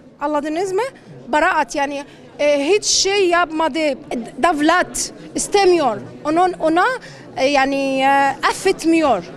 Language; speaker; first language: Turkish; non-native, learner; Arabic